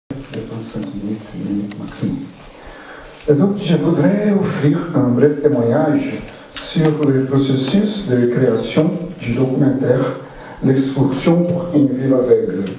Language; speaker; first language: French; non-native, fluent; Portuguese